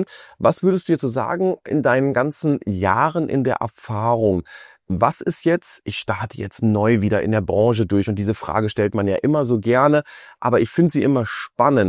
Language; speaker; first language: German; native; German